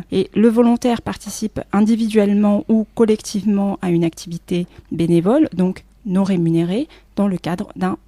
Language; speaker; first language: French; native; French